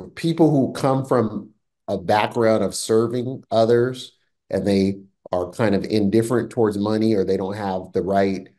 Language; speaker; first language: English; native; English